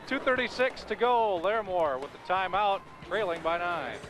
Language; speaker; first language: English; native; English